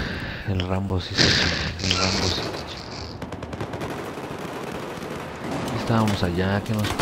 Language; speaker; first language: Spanish; native; Spanish